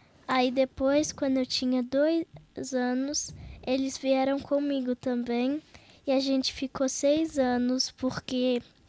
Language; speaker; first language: Portuguese; early bilingual, heritage; Portuguese